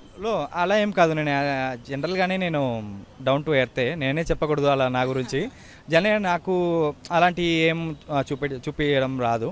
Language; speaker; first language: Telugu; early bilingual, heritage; Tamil